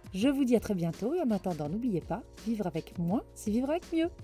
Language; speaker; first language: French; native; French